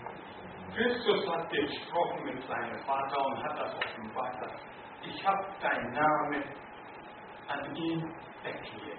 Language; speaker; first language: German; non-native, learner; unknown